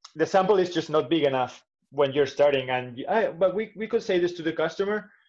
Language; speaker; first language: English; non-native, fluent; Spanish